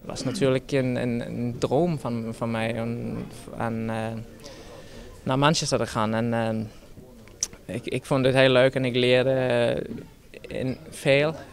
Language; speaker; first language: Dutch; non-native, learner; Norwegian